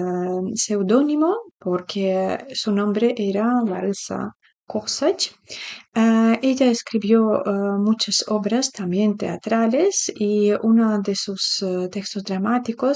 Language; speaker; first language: Spanish; non-native, fluent; Ukrainian